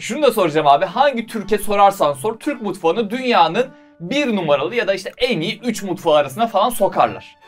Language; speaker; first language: Turkish; native; Turkish